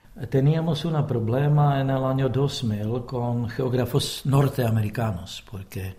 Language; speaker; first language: Spanish; non-native, fluent; Czech